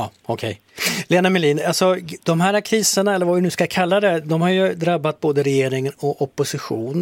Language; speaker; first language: Swedish; native; Swedish